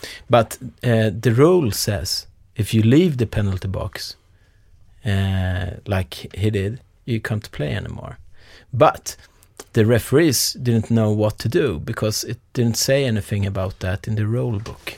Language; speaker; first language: English; non-native, fluent; Swedish